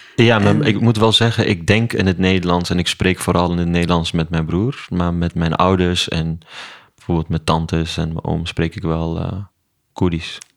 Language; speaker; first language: Dutch; early bilingual, other home language; Kurdish